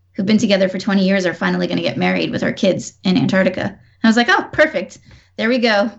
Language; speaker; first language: English; native; English